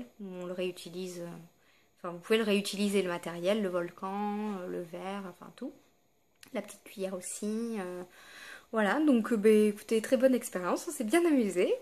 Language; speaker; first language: French; native; French